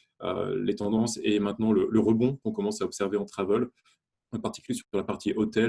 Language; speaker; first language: French; native; French